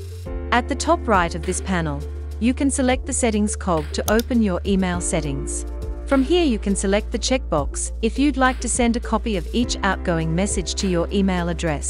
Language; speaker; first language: English; native; English